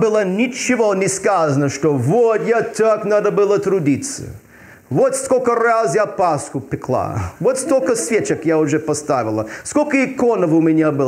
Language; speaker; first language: Russian; non-native, fluent; English